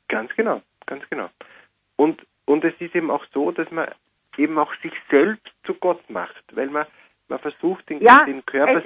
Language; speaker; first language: German; native; German